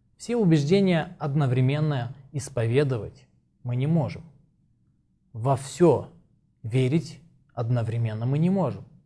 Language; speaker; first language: Russian; non-native, local second language; Azerbaijani